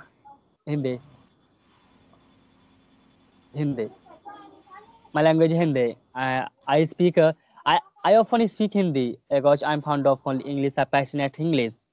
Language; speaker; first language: English; non-native, learner; Hindi